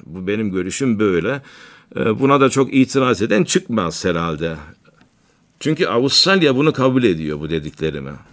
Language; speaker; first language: Turkish; native; Turkish